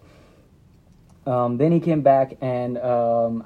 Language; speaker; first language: English; non-native, local second language; Nepali